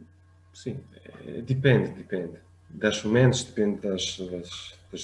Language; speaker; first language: Portuguese; non-native, fluent; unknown